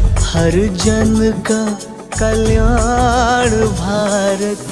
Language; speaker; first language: Hindi; non-native, local second language; Telugu